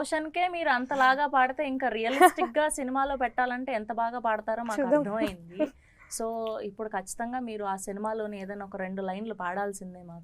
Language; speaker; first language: Telugu; native; Telugu